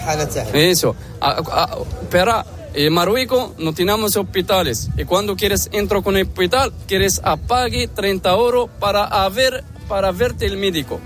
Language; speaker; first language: Spanish; non-native, learner; Arabic